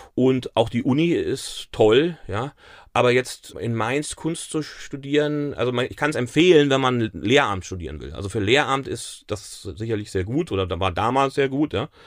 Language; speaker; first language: German; native; German